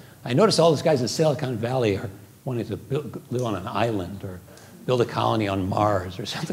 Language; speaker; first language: English; native; English